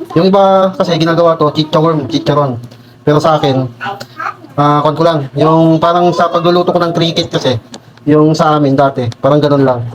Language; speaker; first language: Filipino; non-native, local second language; Iloko